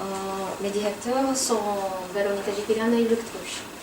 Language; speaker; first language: French; non-native, fluent; Portuguese